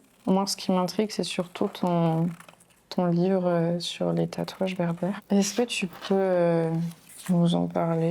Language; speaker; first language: French; native; French